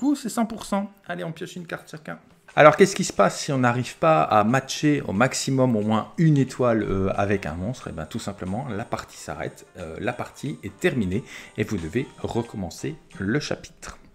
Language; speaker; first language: French; native; French